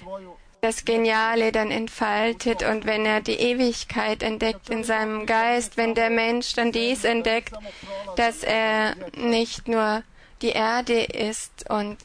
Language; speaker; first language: German; non-native, fluent; Croatian